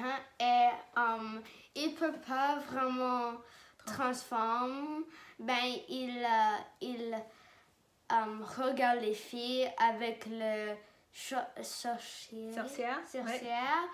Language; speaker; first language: French; non-native, learner; English